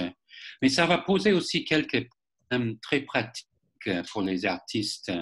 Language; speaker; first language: French; non-native, fluent; English